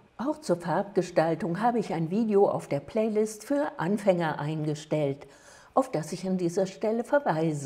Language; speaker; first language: German; native; German